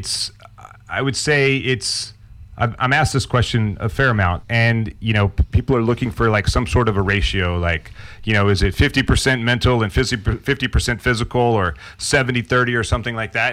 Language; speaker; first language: English; native; English